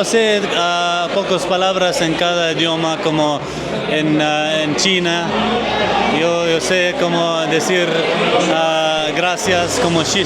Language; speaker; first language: Spanish; non-native, learner; Arabic